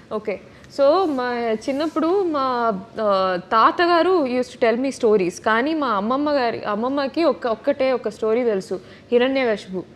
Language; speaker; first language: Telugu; non-native, learner; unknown